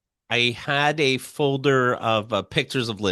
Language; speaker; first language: English; native; English